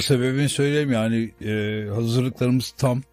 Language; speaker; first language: Turkish; native; Turkish